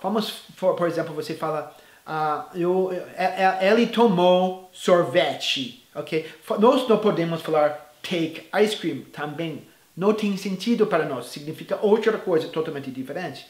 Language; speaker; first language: Portuguese; non-native, fluent; English